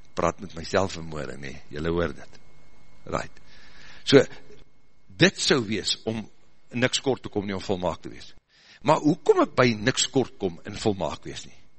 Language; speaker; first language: Afrikaans; native; Afrikaans